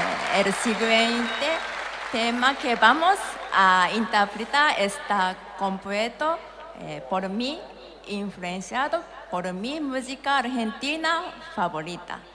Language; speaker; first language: Spanish; non-native, fluent; Japanese